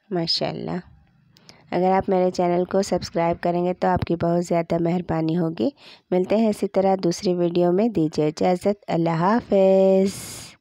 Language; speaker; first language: Hindi; native; Hindi